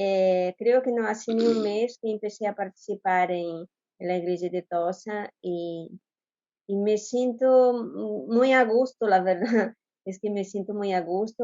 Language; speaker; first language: Spanish; non-native, fluent; Portuguese